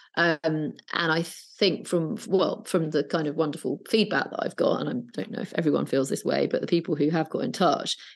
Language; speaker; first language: English; native; English